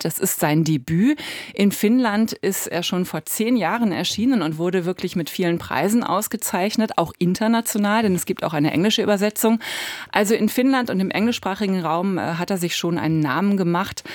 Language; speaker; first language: German; native; German